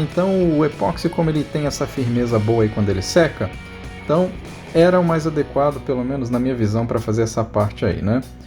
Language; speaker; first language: Portuguese; native; Portuguese